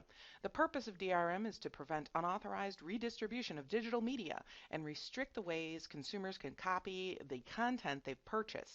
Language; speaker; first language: English; native; English